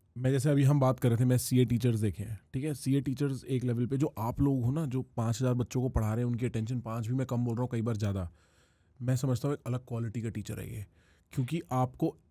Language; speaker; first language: Hindi; native; Hindi